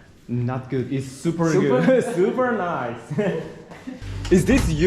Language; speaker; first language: English; non-native, learner; Korean